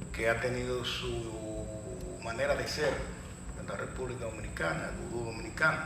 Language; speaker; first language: Spanish; native; Spanish